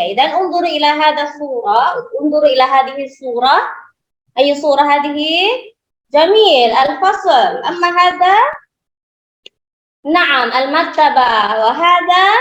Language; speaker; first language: Arabic; non-native, learner; Indonesian